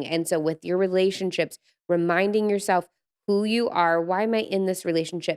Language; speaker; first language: English; native; English